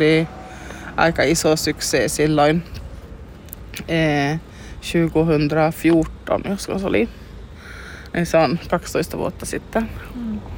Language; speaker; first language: Finnish; early bilingual, heritage; Finnish